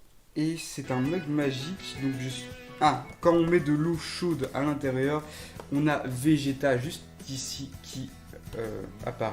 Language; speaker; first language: French; native; French